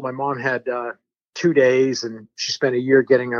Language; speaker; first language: English; early bilingual, other home language; French